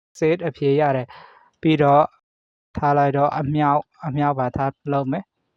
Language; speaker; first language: Burmese; native; Burmese